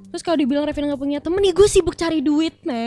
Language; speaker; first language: Indonesian; native; Indonesian